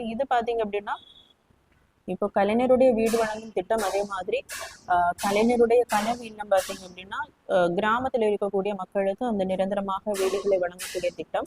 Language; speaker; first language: Tamil; native; Tamil